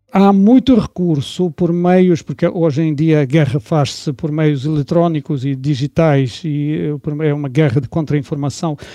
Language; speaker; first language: Portuguese; non-native, fluent; Russian